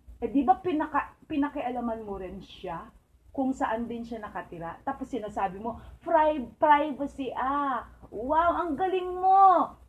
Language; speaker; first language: Filipino; non-native, local second language; Iloko